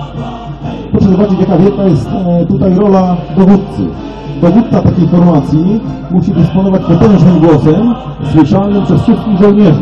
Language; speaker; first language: Polish; native; Polish